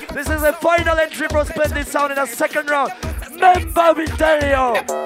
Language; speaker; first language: English; non-native, fluent; Polish